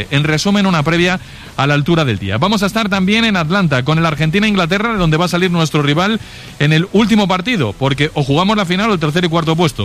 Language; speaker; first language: Spanish; native; Spanish